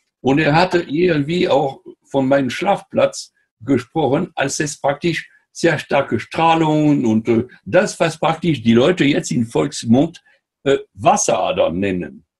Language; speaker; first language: German; non-native, fluent; French